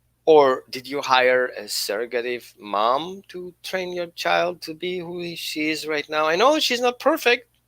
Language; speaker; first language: English; non-native, fluent; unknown